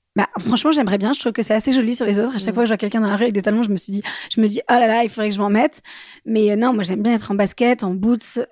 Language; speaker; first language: French; native; French